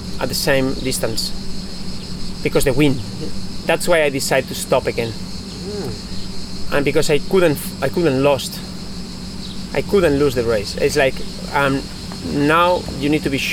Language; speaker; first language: English; non-native, fluent; Spanish